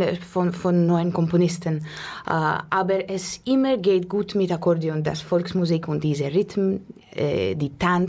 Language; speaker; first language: German; non-native, learner; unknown